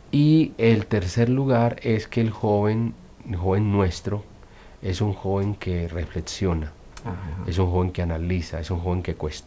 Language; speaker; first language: Spanish; native; Spanish